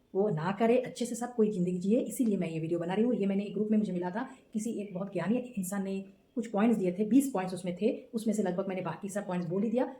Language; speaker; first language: Hindi; non-native, local second language; Bangla